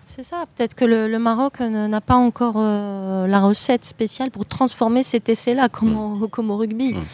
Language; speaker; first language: French; native; French